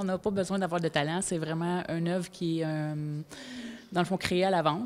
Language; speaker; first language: French; native; French